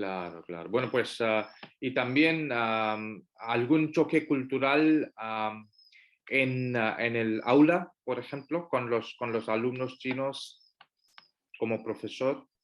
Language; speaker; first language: Spanish; non-native, fluent; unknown